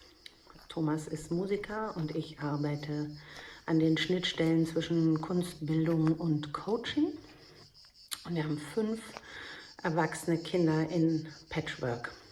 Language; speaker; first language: German; native; German